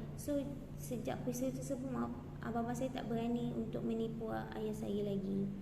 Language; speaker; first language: Malay; native; Malay